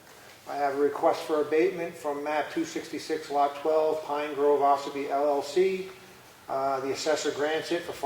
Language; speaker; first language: English; native; English